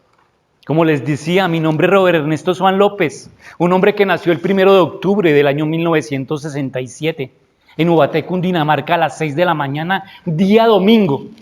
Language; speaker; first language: Spanish; native; Spanish